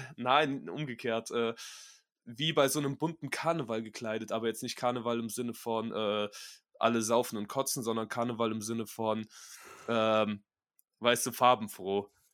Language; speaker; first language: German; early bilingual, other home language; Russian